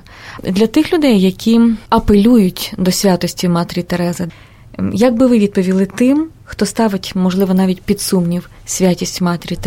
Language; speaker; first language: Ukrainian; native; Ukrainian